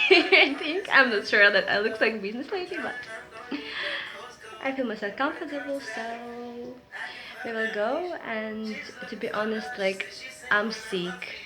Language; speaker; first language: English; non-native, learner; Russian